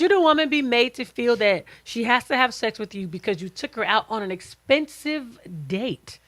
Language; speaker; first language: English; native; English